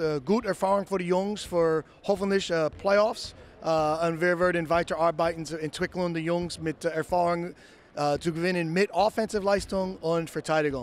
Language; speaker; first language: German; non-native, learner; English